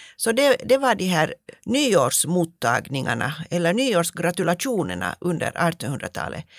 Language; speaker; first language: Swedish; native; Swedish